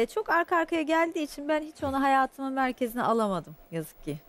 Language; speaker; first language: Turkish; non-native, fluent; Portuguese